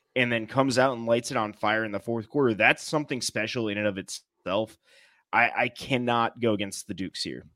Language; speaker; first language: English; native; English